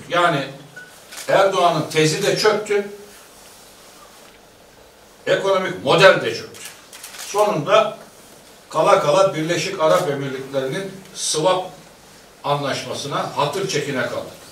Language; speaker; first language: Turkish; native; Turkish